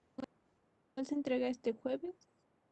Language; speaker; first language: Spanish; native; Spanish